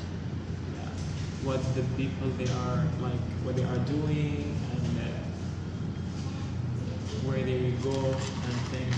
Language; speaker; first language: English; non-native, learner; Arabic